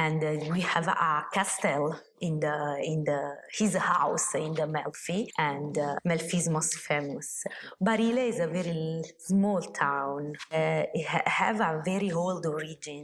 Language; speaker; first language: English; non-native, learner; Italian